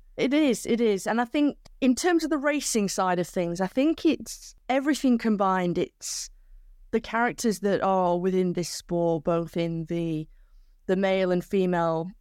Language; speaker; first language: English; native; English